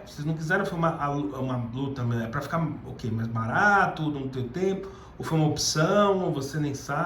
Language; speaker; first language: Portuguese; native; Portuguese